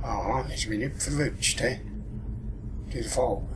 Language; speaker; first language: German; native; German